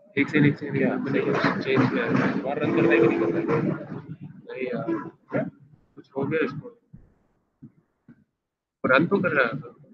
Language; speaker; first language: Hindi; native; Hindi